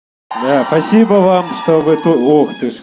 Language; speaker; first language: Russian; native; Russian